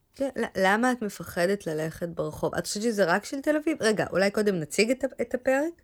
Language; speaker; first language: Hebrew; native; Hebrew